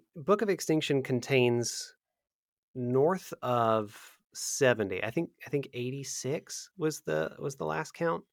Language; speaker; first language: English; native; English